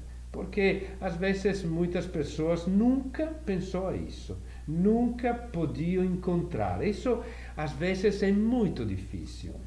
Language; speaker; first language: Portuguese; non-native, fluent; Italian